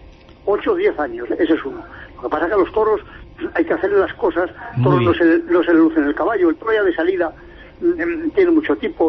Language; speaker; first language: Spanish; native; Spanish